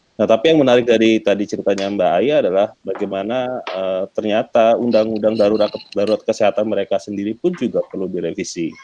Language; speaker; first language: Indonesian; native; Indonesian